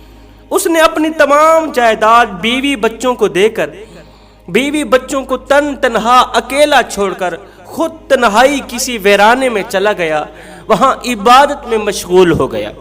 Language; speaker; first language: Urdu; native; Urdu